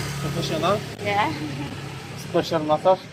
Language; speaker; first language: English; non-native, learner; Polish